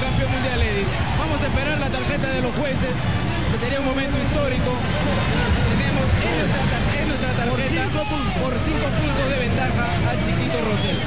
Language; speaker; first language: Spanish; native; Spanish